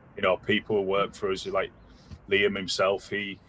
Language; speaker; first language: English; native; English